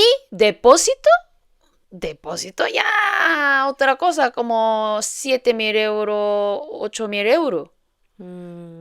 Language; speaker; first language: Spanish; non-native, fluent; Korean